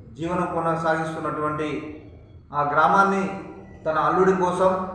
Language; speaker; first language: Telugu; non-native, local second language; Lambadi